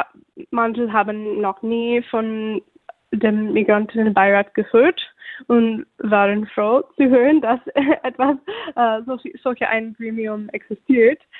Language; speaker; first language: German; non-native, fluent; English